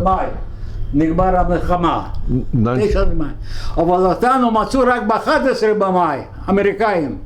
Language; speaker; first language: Hebrew; non-native, fluent; Yiddish